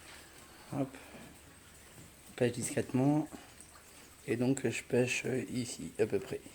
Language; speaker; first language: French; native; French